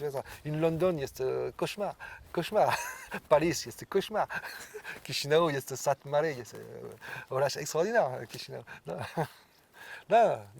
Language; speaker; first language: Romanian; non-native, learner; French